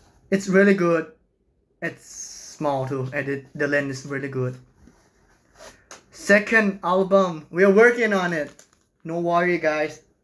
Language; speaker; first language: English; non-native, fluent; Thai